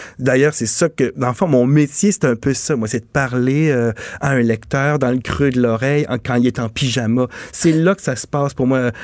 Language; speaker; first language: French; native; French